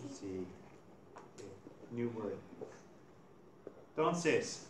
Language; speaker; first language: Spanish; non-native, fluent; English